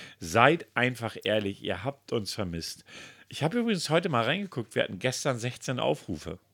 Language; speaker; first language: German; native; German